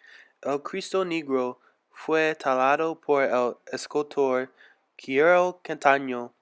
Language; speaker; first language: Spanish; non-native, learner; English